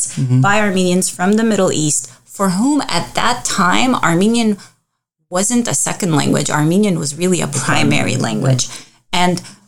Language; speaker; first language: English; early bilingual, other home language; Armenian